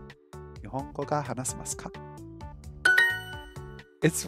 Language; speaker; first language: Japanese; non-native, learner; English